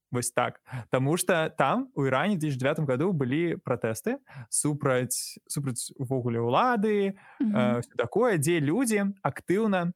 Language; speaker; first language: Belarusian; non-native, local second language; Russian